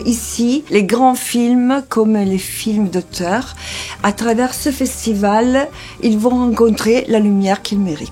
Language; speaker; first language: French; non-native, fluent; Italian